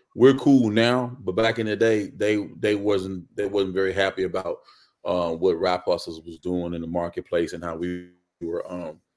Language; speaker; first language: English; native; English